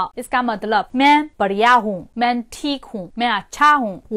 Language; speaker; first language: Hindi; non-native, fluent; Chinese